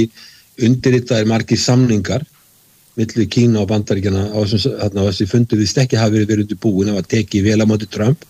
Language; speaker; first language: Icelandic; native; Icelandic